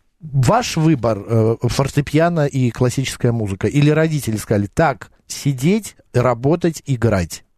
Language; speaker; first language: Russian; native; Russian